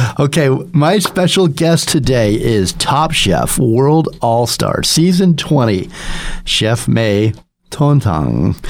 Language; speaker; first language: English; native; English